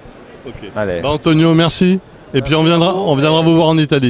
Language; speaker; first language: French; native; French